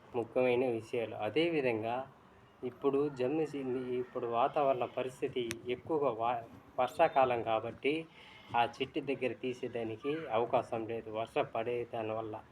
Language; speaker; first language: Telugu; native; Telugu